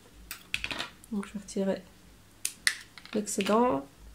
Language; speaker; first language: French; native; French